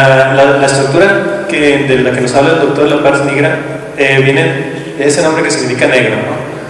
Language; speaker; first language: Spanish; native; Spanish